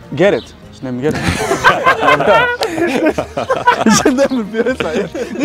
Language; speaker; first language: German; non-native, learner; Spanish